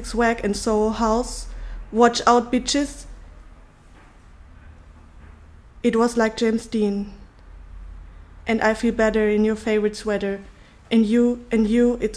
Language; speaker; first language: English; non-native, fluent; German